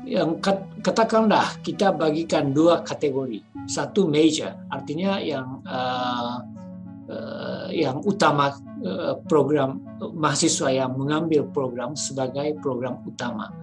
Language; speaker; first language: Indonesian; non-native, fluent; Japanese